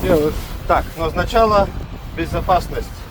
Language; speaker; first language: Russian; native; Russian